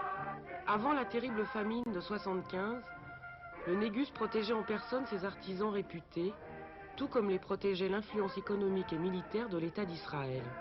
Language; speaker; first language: French; native; French